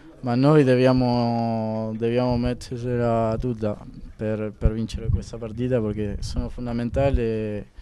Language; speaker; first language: Italian; non-native, fluent; Spanish